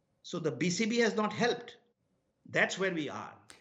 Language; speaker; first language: English; non-native, local second language; Bangla